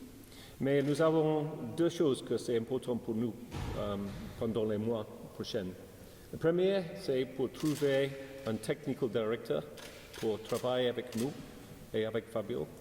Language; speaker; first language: French; non-native, learner; English